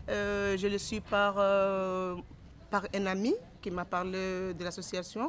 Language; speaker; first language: French; non-native, fluent; Comorian